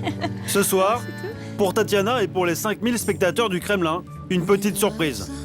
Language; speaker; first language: French; native; French